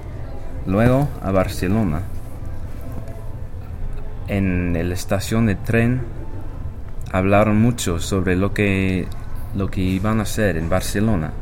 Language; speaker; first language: Spanish; non-native, learner; English